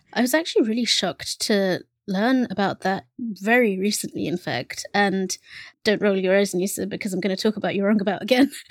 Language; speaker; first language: English; early bilingual, other home language; Bangla